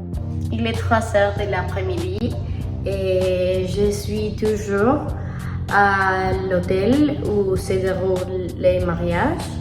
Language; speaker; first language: French; non-native, learner; Spanish